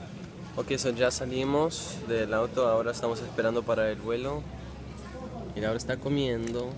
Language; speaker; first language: Spanish; early bilingual, heritage; Spanish